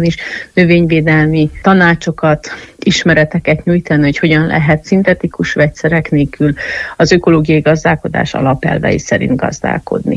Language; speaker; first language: Hungarian; native; Hungarian